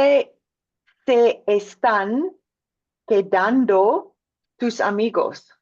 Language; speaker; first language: Spanish; non-native, learner; English